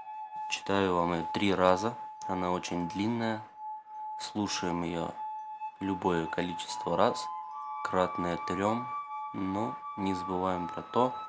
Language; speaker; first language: Russian; native; Russian